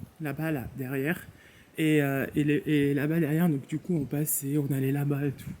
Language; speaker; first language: French; early bilingual, other home language; Réunion Creole French